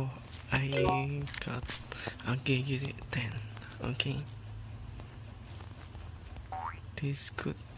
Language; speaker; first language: English; non-native, learner; Indonesian